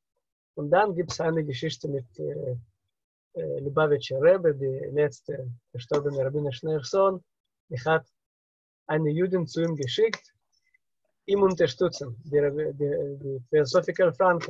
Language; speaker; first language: German; non-native, learner; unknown